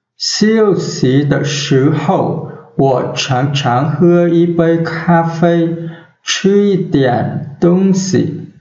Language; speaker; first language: Chinese; non-native, fluent; Vietnamese